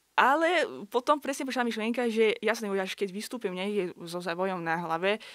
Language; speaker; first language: Slovak; non-native, fluent; Russian